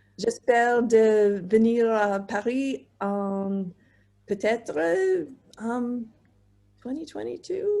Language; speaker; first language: French; non-native, learner; English